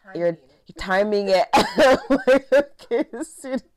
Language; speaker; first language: English; early bilingual, other home language; Yoruba